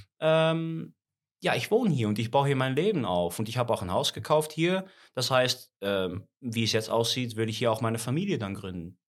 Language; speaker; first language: German; non-native, fluent; Dutch